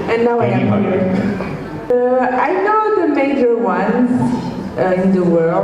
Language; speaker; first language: English; non-native, fluent; French